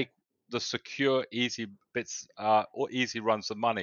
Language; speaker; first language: English; native; English